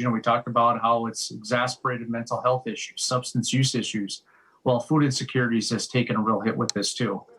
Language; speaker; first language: English; native; English